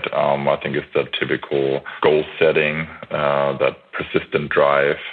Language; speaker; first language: English; non-native, fluent; German